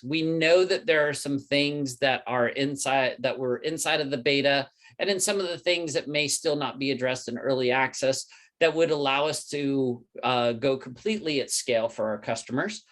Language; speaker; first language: English; native; English